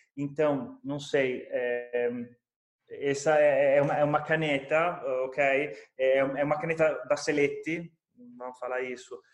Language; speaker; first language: Portuguese; non-native, fluent; Italian